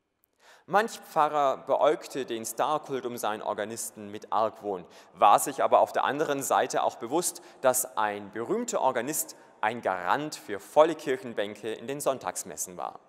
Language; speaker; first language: German; native; German